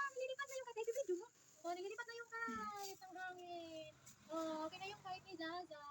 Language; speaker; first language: Filipino; non-native, local second language; Hiligaynon